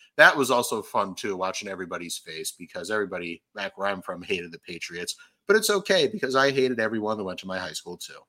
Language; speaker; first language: English; native; English